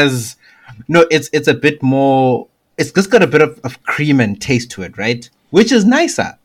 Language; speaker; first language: English; non-native, local second language; Shona